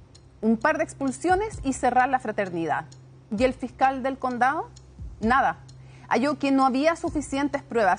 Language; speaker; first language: Spanish; native; Spanish